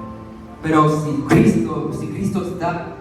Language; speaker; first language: Spanish; early bilingual, heritage; Spanish